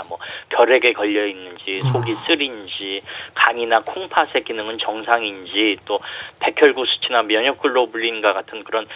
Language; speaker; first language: Korean; native; Korean